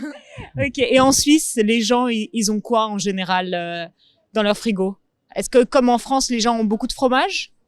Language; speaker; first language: French; native; French